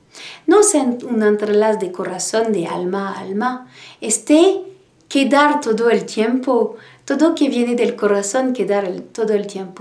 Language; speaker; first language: Spanish; non-native, learner; French